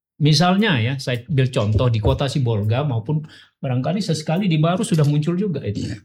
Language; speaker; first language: Indonesian; non-native, local second language; Minangkabau